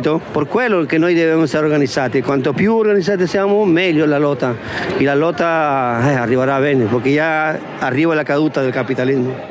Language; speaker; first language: Italian; non-native, learner; Spanish